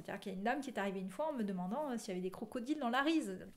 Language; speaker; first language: French; native; French